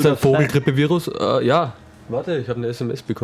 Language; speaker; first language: German; native; German